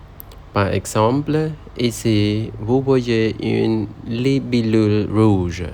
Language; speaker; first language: French; non-native, learner; Khmer